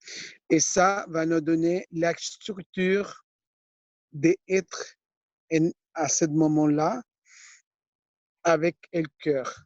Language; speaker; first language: French; non-native, fluent; Spanish